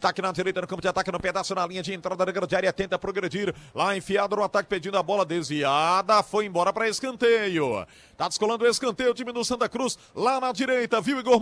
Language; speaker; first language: Portuguese; native; Portuguese